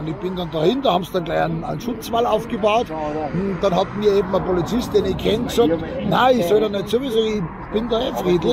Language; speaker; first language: German; native; German